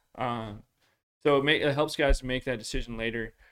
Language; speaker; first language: English; native; English